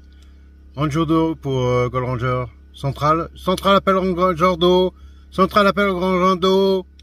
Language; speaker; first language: French; native; French